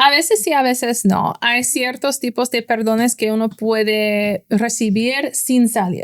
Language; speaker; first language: Spanish; non-native, fluent; English